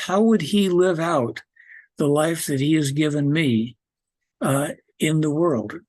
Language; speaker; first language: English; native; English